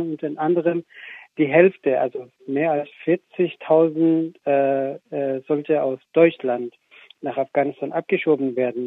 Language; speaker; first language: German; non-native, fluent; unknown